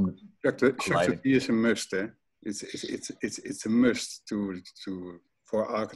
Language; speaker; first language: English; non-native, fluent; Dutch